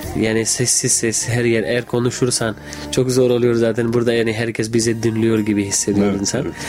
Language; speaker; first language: Turkish; non-native, learner; Arabic